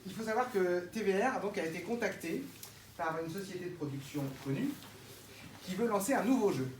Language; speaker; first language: French; native; French